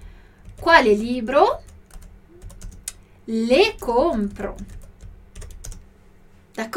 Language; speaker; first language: Italian; non-native, fluent; Portuguese